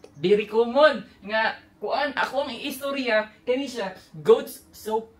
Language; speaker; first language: Filipino; non-native, local second language; Cebuano